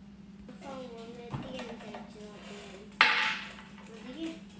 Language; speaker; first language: Chinese; early bilingual, heritage; Chinese